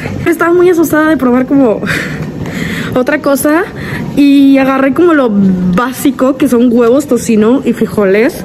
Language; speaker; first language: Spanish; early bilingual, heritage; Spanish